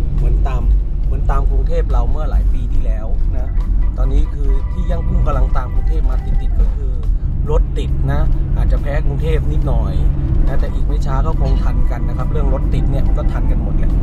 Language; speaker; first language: Thai; native; Thai